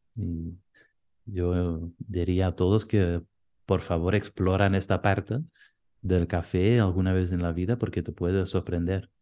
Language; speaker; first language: Spanish; non-native, fluent; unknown